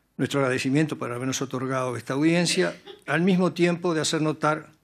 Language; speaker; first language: Spanish; native; Spanish